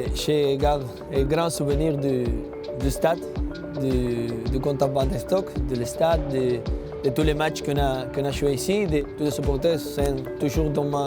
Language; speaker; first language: French; non-native, learner; Spanish